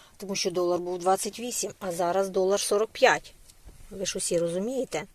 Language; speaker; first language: Ukrainian; non-native, local second language; Russian